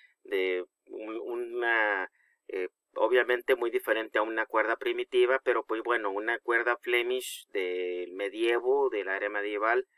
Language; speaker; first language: Spanish; native; Spanish